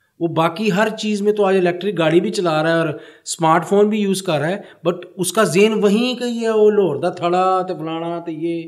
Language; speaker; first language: Urdu; early bilingual, heritage; Punjabi